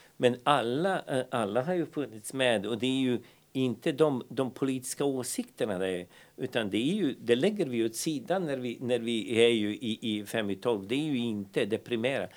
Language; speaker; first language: Swedish; non-native, fluent; Bosnian